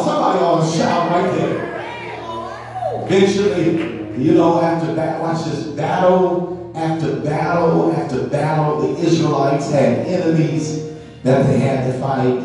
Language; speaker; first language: English; native; English